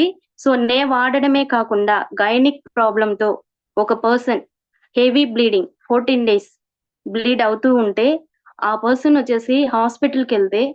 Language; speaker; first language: Telugu; native; Telugu